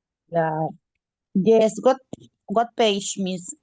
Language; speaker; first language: English; non-native, learner; Spanish